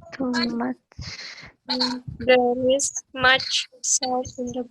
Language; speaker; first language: English; non-native, learner; Indonesian